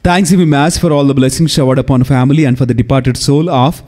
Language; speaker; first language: English; non-native, local second language; Telugu